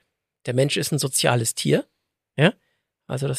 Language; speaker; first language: German; native; German